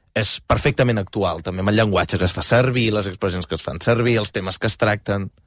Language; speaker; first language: Catalan; native; Catalan